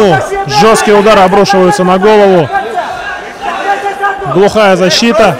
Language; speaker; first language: Russian; native; Russian